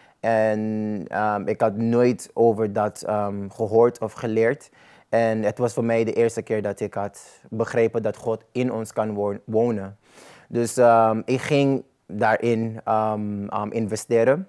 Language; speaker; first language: Dutch; non-native, local second language; Papiamento